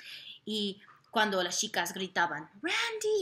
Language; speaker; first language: Spanish; non-native, fluent; English